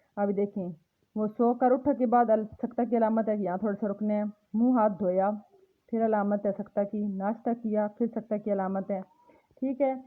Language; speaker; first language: Urdu; non-native, local second language; Punjabi